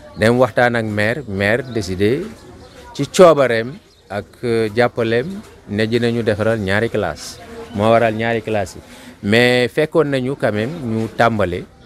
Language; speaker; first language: Wolof; native; Wolof